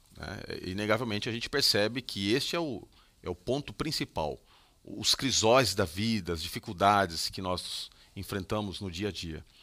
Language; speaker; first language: Portuguese; native; Portuguese